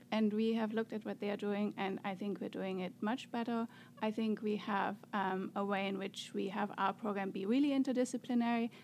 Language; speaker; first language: English; non-native, fluent; German